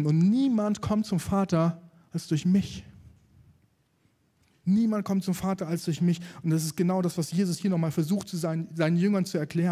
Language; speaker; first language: German; native; German